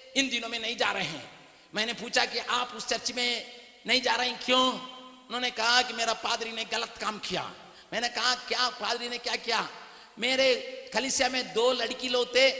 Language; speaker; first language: Hindi; non-native, local second language; Tamil